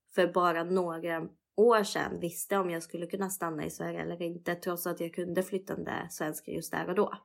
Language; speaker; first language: Swedish; early bilingual, other home language; Russian